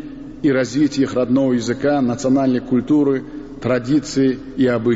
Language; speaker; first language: Russian; non-native, local second language; Uzbek